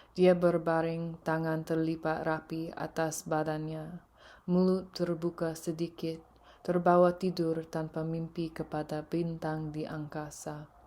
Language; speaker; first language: Indonesian; early bilingual, heritage; English